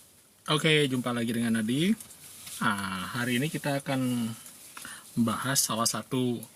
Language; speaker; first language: Indonesian; native; Indonesian